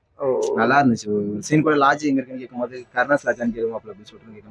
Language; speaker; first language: Tamil; native; Tamil